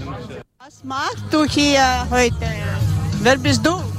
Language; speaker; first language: German; non-native, learner; Ukrainian